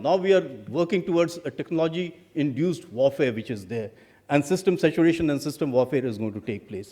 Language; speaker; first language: English; non-native, local second language; Hindi